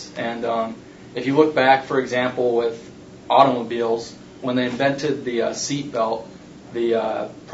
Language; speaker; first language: English; native; English